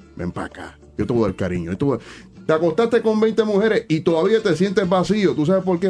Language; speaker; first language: Spanish; native; Spanish